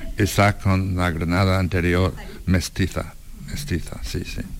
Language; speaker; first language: Spanish; non-native, fluent; English